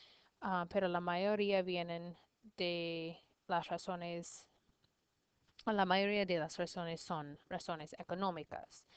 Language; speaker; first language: Spanish; non-native, learner; English